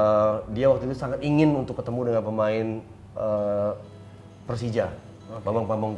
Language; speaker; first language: Indonesian; native; Indonesian